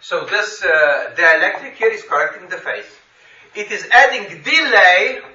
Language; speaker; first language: English; non-native, fluent; Slovenian